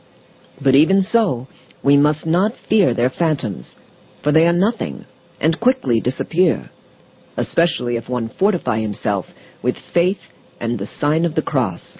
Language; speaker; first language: English; native; English